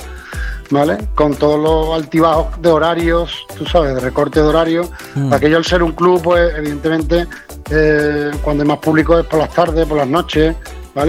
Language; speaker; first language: Spanish; native; Spanish